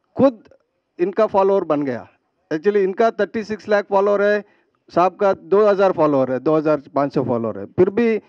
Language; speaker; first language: Hindi; non-native, local second language; Telugu